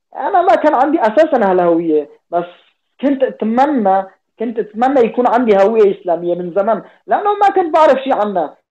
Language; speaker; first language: Arabic; non-native, local second language; Kurdish